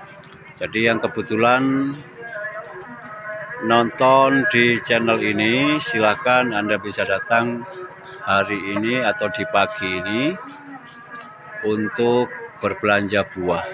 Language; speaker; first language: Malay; non-native, local second language; Javanese